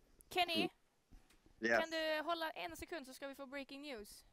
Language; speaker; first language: Swedish; native; Swedish